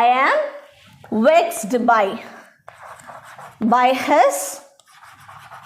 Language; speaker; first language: English; non-native, local second language; Tamil